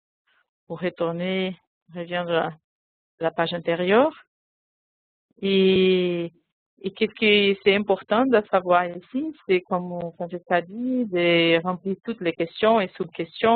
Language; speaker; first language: French; non-native, fluent; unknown